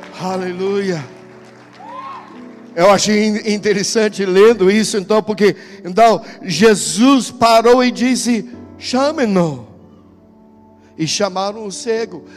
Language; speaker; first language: Portuguese; non-native, fluent; English